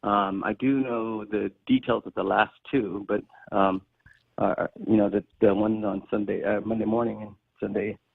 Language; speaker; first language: English; native; English